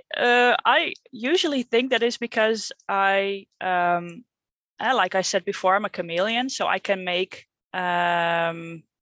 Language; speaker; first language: English; non-native, fluent; Dutch